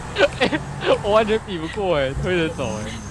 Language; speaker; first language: Chinese; native; Chinese